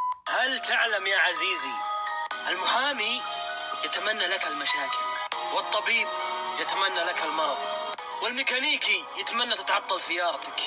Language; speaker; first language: Arabic; native; Arabic